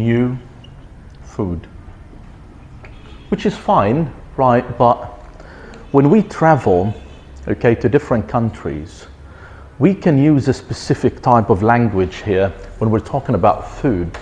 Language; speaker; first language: English; non-native, fluent; Arabic